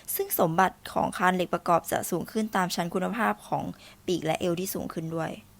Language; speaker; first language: Thai; native; Thai